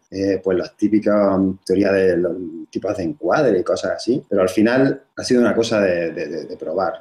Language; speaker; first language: Spanish; native; Spanish